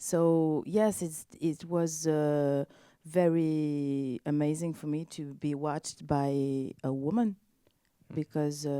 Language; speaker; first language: English; non-native, learner; French